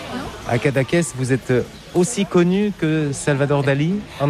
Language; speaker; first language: French; native; French